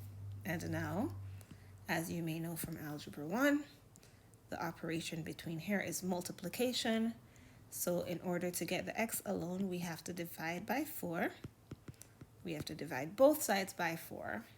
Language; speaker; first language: English; native; English